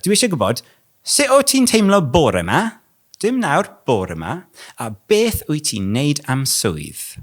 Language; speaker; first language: Welsh; non-native, local second language; English